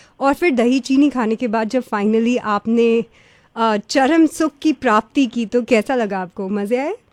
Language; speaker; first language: Hindi; early bilingual, heritage; Hindi